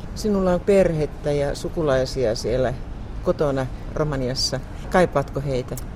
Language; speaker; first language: Finnish; native; Finnish